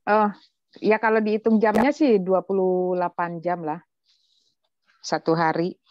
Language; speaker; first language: Indonesian; native; Indonesian